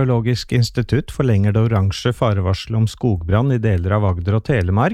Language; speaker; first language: Norwegian; native; Norwegian